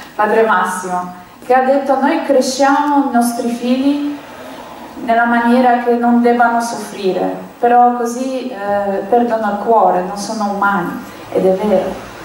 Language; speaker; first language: Italian; non-native, fluent; Polish